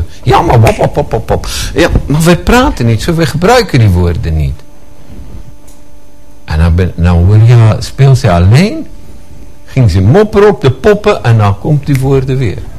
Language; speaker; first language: Dutch; non-native, fluent; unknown